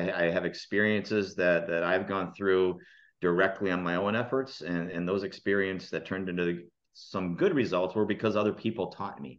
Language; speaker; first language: English; native; English